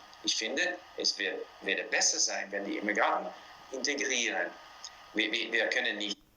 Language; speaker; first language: German; non-native, fluent; English